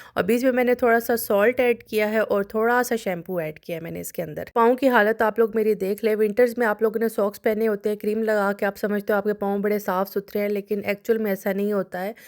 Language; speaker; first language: Urdu; non-native, local second language; Punjabi